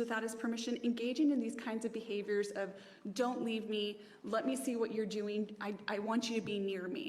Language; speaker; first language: English; native; English